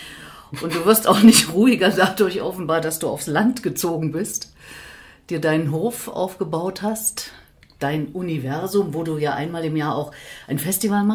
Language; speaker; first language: German; native; German